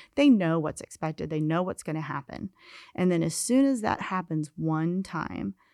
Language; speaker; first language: English; native; English